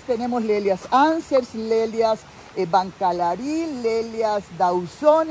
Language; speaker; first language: Spanish; native; Spanish